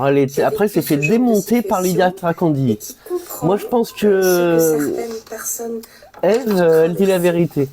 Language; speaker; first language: French; native; French